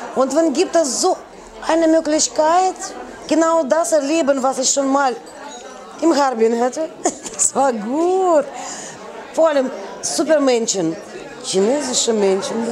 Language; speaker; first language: German; non-native, fluent; Russian